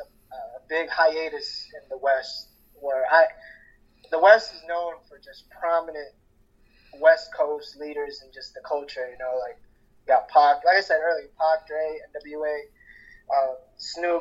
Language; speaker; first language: English; early bilingual, other home language; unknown